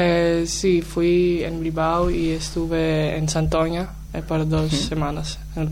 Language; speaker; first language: Spanish; non-native, learner; Greek